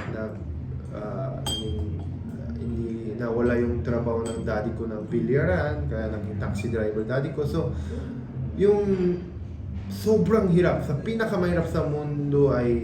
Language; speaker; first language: Filipino; non-native, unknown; Korean